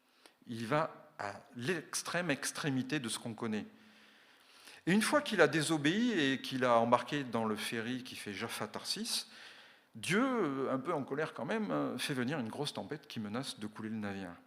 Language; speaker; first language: French; native; French